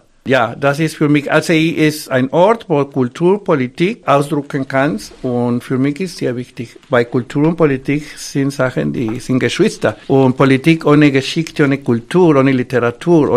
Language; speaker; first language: German; non-native, fluent; Spanish